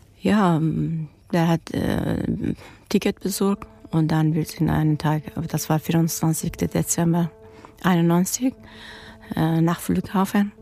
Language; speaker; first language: German; non-native, learner; Persian